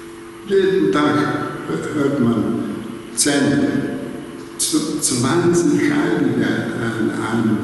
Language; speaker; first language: German; non-native, learner; Greek